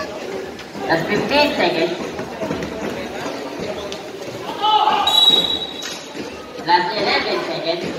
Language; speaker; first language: English; non-native, local second language; Filipino